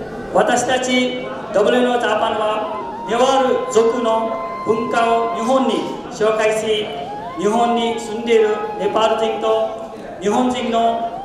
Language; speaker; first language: Japanese; non-native, fluent; Newari